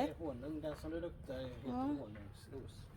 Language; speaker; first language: Swedish; non-native, learner; Thai